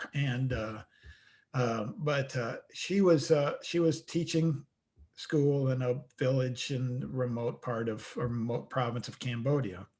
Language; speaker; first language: English; native; English